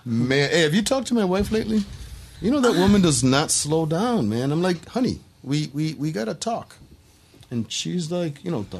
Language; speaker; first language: English; early bilingual, other home language; Spanish